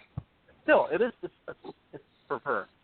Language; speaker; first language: English; native; English